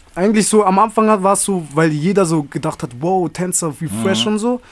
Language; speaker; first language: German; native; German